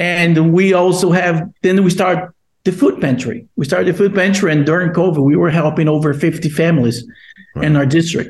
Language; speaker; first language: English; non-native, fluent; Portuguese